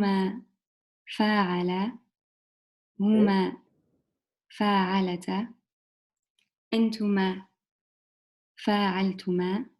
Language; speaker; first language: Arabic; non-native, learner; English